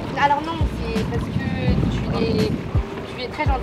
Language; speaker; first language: French; native; French